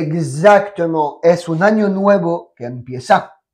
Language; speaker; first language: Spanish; non-native, fluent; French